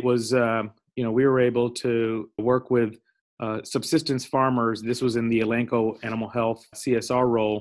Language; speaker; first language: English; native; English